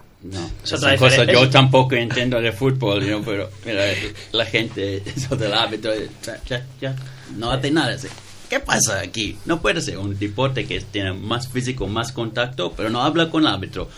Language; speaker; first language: Spanish; non-native, learner; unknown